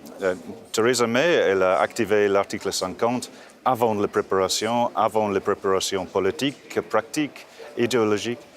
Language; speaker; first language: French; non-native, fluent; English